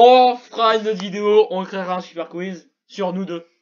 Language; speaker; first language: French; native; French